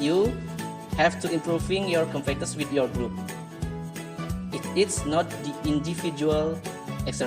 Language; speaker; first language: English; non-native, learner; Indonesian